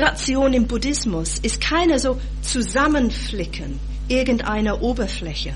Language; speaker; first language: German; non-native, fluent; English